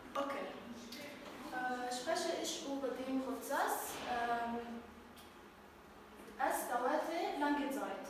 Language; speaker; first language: German; non-native, learner; Arabic